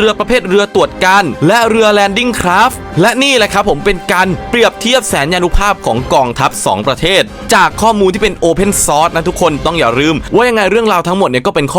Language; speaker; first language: Thai; native; Thai